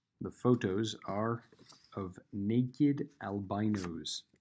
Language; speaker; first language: English; non-native, learner; Spanish